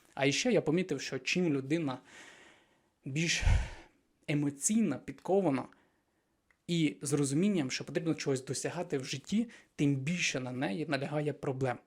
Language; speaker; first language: Ukrainian; non-native, local second language; Russian